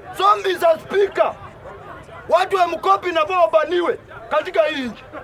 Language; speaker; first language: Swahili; native; Swahili